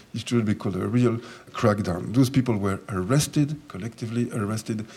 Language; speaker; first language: English; non-native, fluent; French